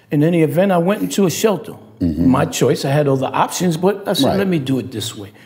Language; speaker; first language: English; native; English